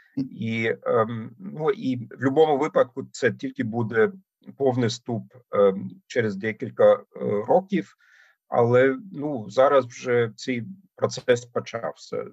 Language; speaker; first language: Ukrainian; non-native, fluent; German